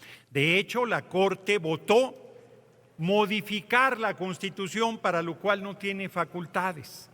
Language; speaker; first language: Spanish; native; Spanish